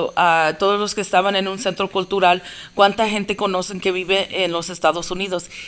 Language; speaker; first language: Spanish; early bilingual, heritage; Spanish